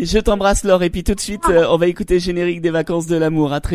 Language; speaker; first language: French; native; French